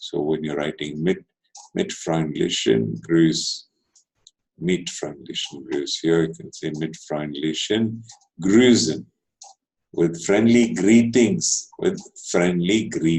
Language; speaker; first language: German; non-native, fluent; Telugu